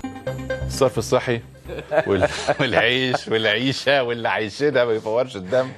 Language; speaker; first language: Arabic; native; Arabic